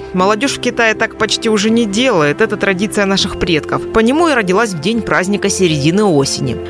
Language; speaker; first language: Russian; non-native, fluent; Chinese